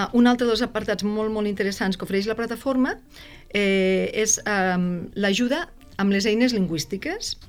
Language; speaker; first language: Catalan; native; Catalan